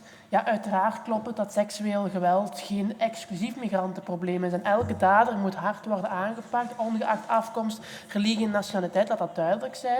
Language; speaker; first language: Dutch; native; Dutch